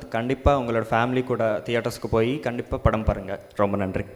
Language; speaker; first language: Tamil; non-native, learner; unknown